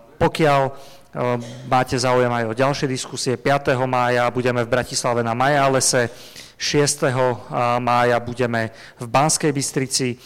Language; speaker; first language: Slovak; native; Slovak